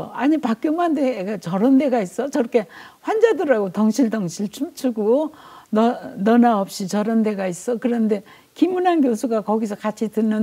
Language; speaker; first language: Korean; native; Korean